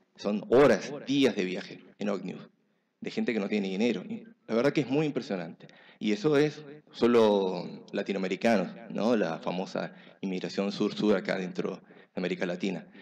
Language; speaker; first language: Spanish; native; Spanish